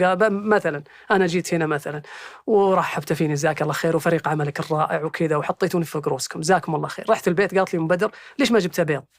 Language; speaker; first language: Arabic; native; Arabic